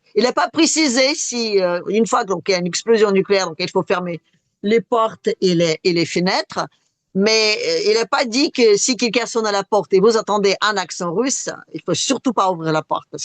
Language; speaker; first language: French; non-native, fluent; Russian